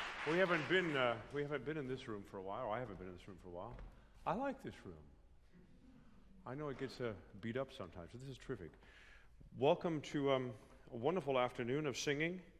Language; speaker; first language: English; native; English